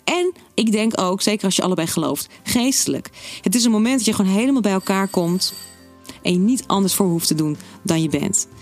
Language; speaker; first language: Dutch; native; Dutch